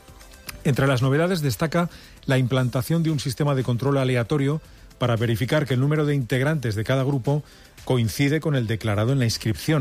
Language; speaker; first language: Spanish; native; Spanish